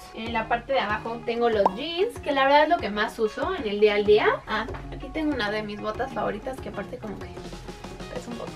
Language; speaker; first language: Spanish; native; Spanish